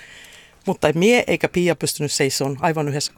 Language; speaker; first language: Finnish; early bilingual, heritage; Finnish